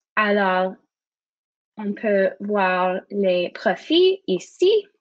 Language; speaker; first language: French; non-native, learner; English